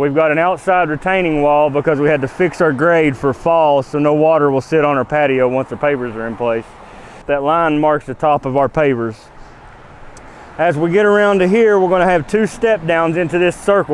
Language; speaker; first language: English; native; English